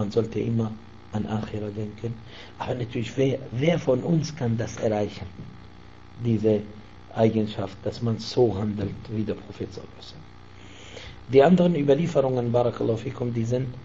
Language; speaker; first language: German; non-native, fluent; Arabic